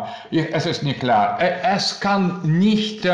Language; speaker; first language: German; non-native, learner; Russian